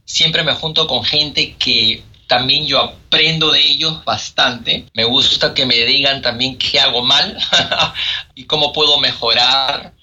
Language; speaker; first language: Spanish; native; Spanish